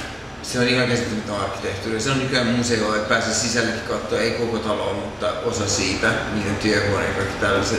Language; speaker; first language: Finnish; early bilingual, other home language; Persian